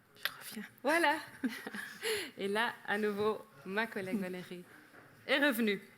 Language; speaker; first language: French; non-native, local second language; Dutch